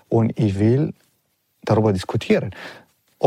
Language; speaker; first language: German; non-native, learner; Italian